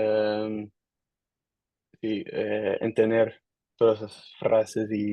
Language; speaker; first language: Spanish; non-native, learner; Dutch